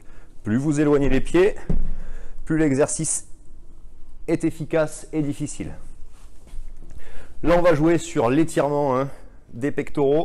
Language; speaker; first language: French; native; French